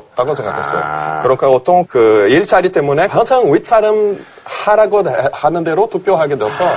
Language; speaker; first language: Korean; non-native, fluent; Portuguese